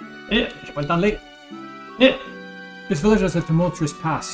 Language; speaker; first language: French; native; French